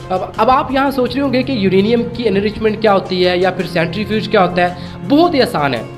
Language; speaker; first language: Urdu; non-native, local second language; Sindhi